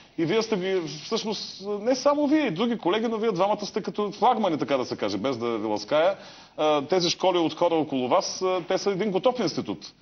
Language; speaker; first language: Bulgarian; native; Bulgarian